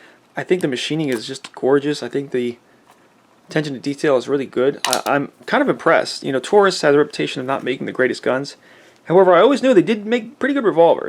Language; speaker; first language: English; native; English